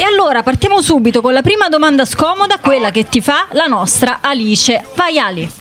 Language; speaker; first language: Italian; native; Italian